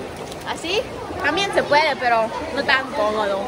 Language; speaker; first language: Spanish; non-native, fluent; Ukrainian